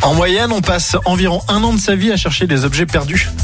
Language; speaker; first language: French; native; French